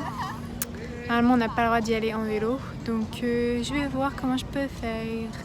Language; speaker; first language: French; native; French